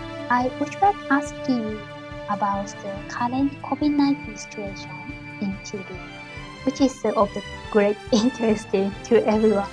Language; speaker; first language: English; non-native, learner; Japanese